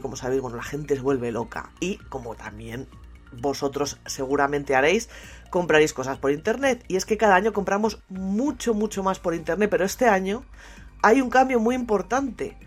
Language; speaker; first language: Spanish; native; Spanish